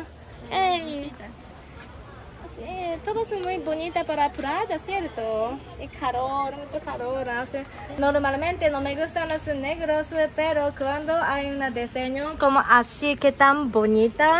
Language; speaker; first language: Spanish; non-native, learner; Japanese